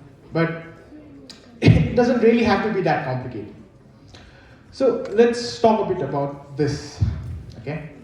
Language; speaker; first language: English; non-native, local second language; Nepali